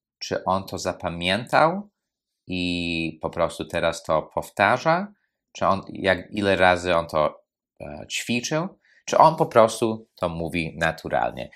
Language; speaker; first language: Polish; non-native, fluent; English